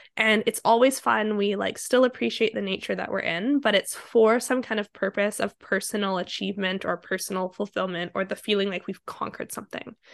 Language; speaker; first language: English; native; English